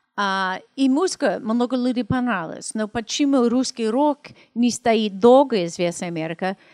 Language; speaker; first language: Russian; non-native, fluent; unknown